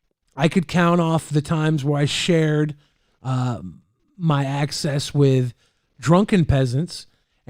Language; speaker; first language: English; native; English